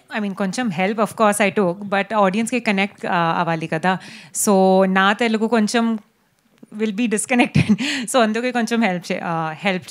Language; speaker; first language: Telugu; non-native, learner; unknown